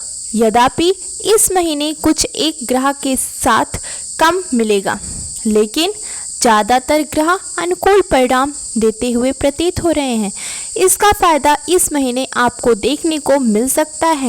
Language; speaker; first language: Hindi; native; Hindi